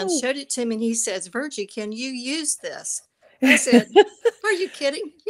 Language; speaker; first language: English; native; English